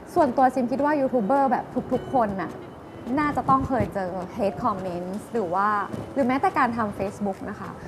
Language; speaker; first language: Thai; native; Thai